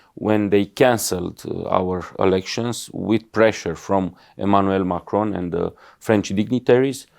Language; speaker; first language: English; non-native, fluent; Romanian